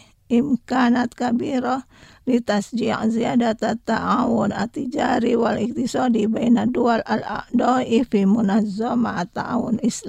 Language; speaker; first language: Arabic; non-native, fluent; Indonesian